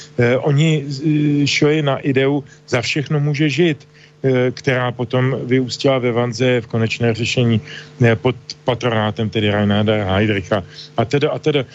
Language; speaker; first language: Czech; native; Czech